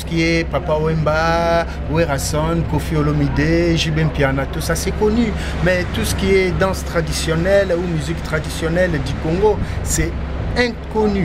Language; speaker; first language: French; non-native, local second language; Lingala